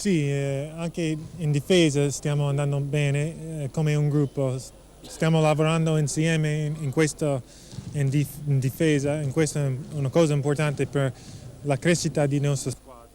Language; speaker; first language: Italian; non-native, fluent; English